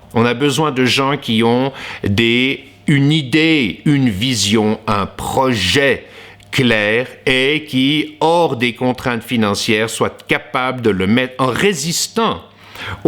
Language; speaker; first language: French; native; French